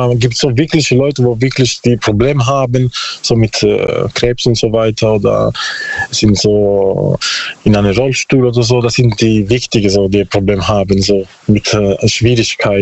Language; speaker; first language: German; non-native, learner; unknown